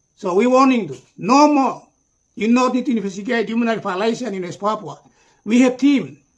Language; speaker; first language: English; non-native, learner; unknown